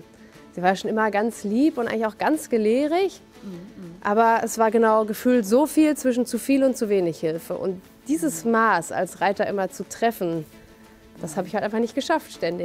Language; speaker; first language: German; native; German